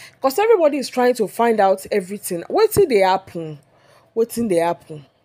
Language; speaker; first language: Nigerian Pidgin; non-native, local second language; Yoruba